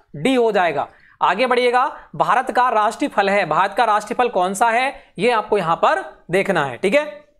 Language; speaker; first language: Hindi; native; Hindi